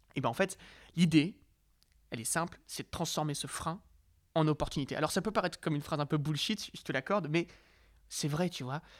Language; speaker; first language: French; native; French